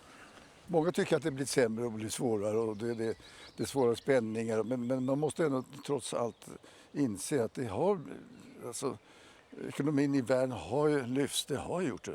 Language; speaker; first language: Swedish; native; Swedish